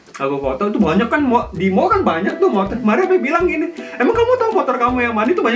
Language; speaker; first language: Indonesian; native; Indonesian